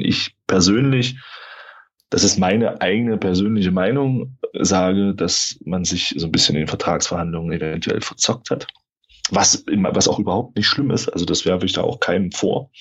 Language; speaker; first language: German; native; German